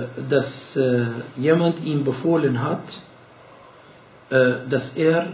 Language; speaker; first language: German; non-native, fluent; Arabic